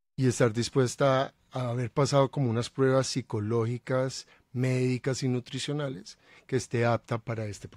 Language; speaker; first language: Spanish; native; Spanish